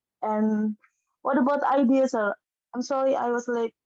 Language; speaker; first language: English; non-native, learner; Indonesian